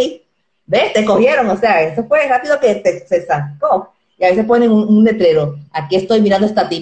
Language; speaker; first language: Spanish; native; Spanish